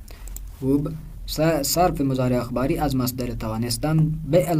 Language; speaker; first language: Persian; non-native, fluent; Urdu